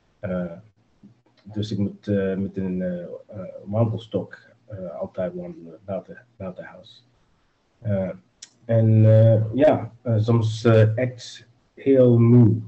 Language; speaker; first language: Dutch; non-native, learner; English